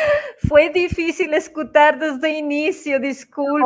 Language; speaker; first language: Portuguese; non-native, fluent; Spanish